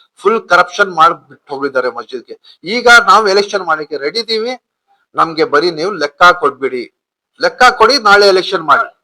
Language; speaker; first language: Kannada; non-native, local second language; Urdu